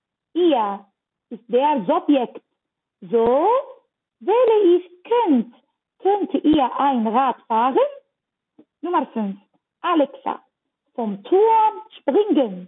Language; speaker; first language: German; non-native, learner; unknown